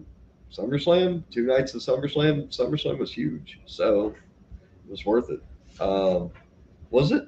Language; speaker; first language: English; native; English